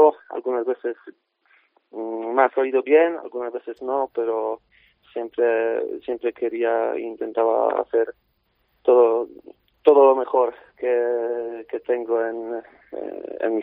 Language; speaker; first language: Spanish; non-native, fluent; Polish